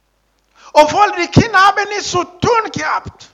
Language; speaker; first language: German; non-native, learner; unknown